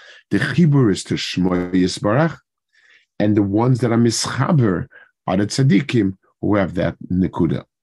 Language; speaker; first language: English; native; English